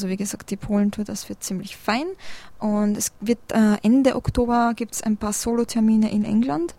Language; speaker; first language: German; early bilingual, other home language; Polish